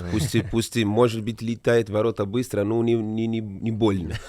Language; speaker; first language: Russian; non-native, learner; Portuguese